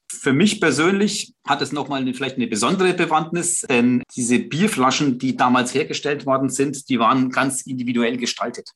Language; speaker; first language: German; native; German